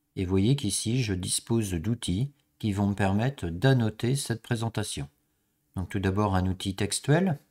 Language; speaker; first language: French; native; French